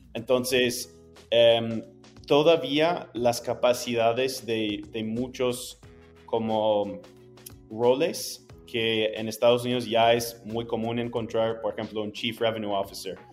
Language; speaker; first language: Spanish; non-native, fluent; English